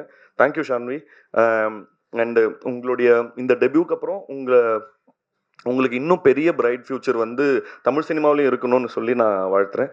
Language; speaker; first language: Tamil; native; Tamil